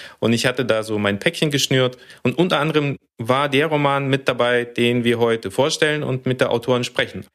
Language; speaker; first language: German; early bilingual, other home language; Russian